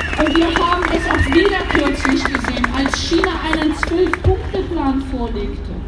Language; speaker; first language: German; early bilingual, other home language; Polish